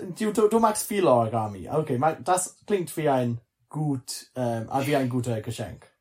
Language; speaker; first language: German; non-native, learner; English